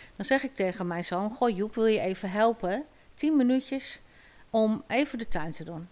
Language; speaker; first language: Dutch; native; Dutch